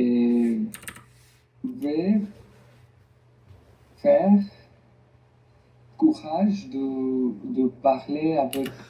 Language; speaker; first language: French; non-native, learner; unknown